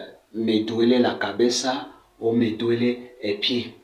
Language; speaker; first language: Spanish; non-native, fluent; French